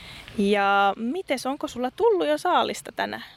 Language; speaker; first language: Finnish; native; Finnish